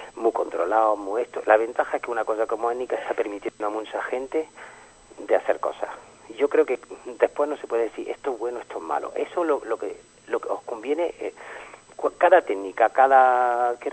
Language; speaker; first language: Spanish; non-native, fluent; French